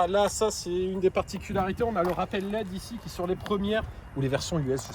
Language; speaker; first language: French; native; French